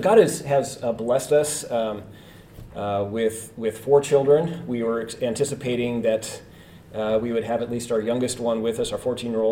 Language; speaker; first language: English; native; English